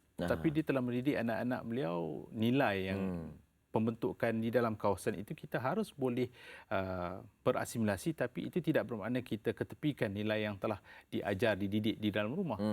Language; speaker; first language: Malay; non-native, local second language; Tamil